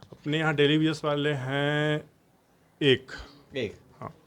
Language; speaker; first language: Hindi; native; Hindi